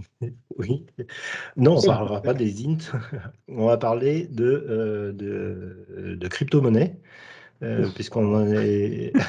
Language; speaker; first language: French; native; French